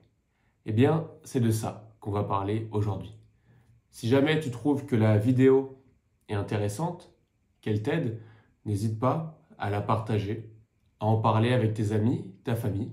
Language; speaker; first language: French; native; French